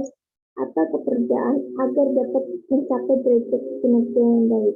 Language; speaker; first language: Indonesian; native; Indonesian